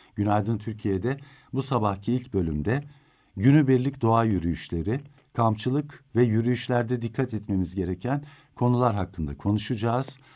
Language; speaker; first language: Turkish; native; Turkish